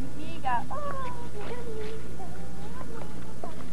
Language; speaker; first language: Spanish; non-native, learner; English